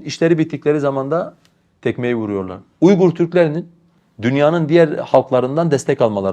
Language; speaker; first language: Turkish; non-native, local second language; Kurdish